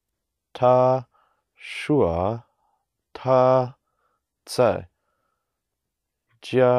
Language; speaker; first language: Chinese; non-native, learner; English